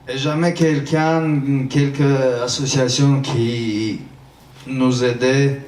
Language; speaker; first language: French; non-native, learner; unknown